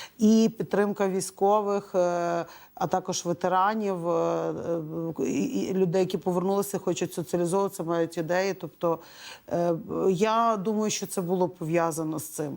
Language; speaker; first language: Ukrainian; native; Ukrainian